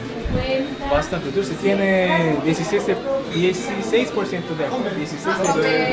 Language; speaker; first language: Spanish; non-native, learner; Korean